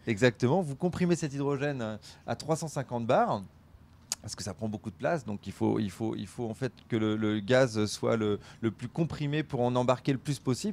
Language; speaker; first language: French; native; French